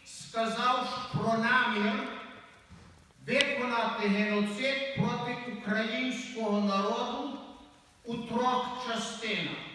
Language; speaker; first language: Ukrainian; native; Ukrainian